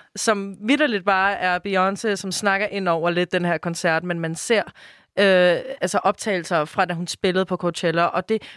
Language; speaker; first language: Danish; non-native, fluent; Spanish